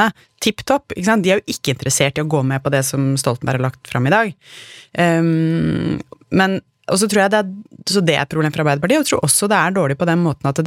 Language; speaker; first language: Norwegian; native; Norwegian